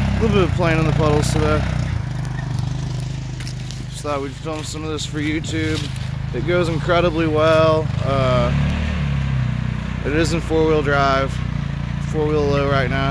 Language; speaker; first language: English; native; English